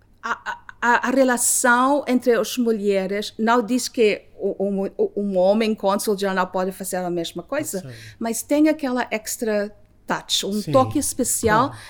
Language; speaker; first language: Portuguese; non-native, learner; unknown